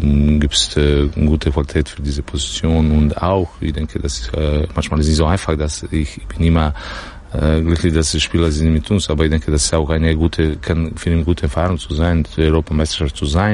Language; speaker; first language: German; non-native, learner; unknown